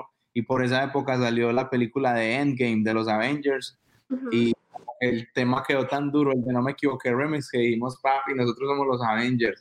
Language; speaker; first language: Spanish; native; Spanish